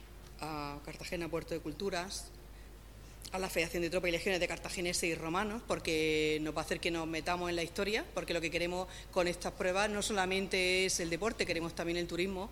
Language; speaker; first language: Spanish; native; Spanish